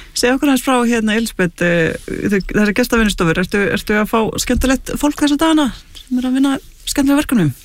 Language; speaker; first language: Icelandic; native; Icelandic